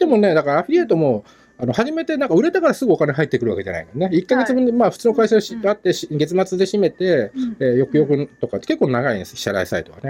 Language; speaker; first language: Japanese; native; Japanese